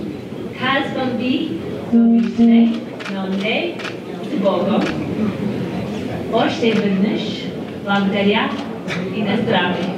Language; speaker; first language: Bulgarian; non-native, learner; English